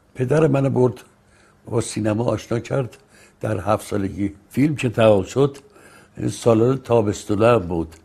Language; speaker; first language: Persian; native; Persian